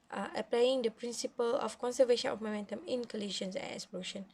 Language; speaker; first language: English; non-native, local second language; Malay